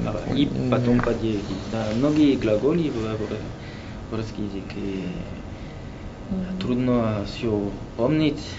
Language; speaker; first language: Russian; non-native, learner; French